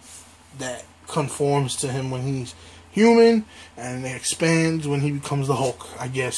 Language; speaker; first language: English; native; English